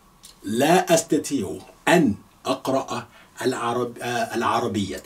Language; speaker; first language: Arabic; non-native, fluent; Yoruba